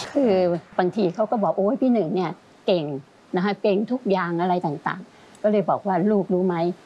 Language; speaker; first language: Thai; native; Thai